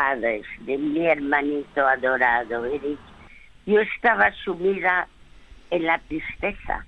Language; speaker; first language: Spanish; early bilingual, other home language; French